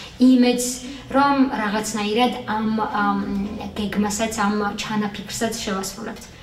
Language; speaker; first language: Georgian; non-native, local second language; Azerbaijani